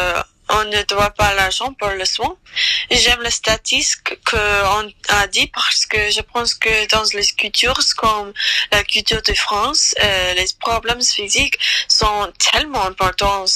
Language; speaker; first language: French; non-native, learner; English